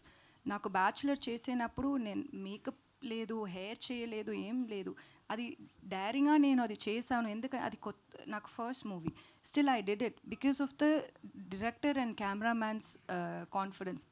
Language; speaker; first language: Telugu; non-native, learner; Tamil